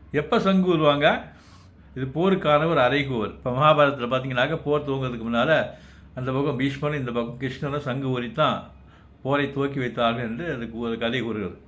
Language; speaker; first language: Tamil; native; Tamil